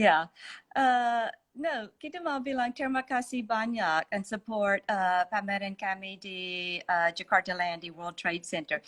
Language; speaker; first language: Indonesian; non-native, fluent; English